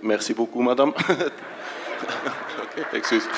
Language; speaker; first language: French; non-native, local second language; German